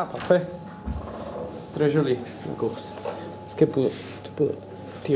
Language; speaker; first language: French; non-native, learner; Spanish